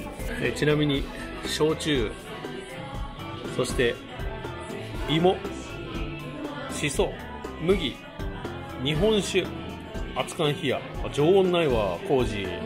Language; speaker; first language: Japanese; native; Japanese